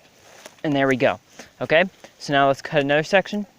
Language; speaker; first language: English; native; English